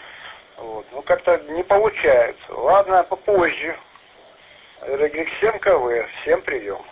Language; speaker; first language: Russian; native; Russian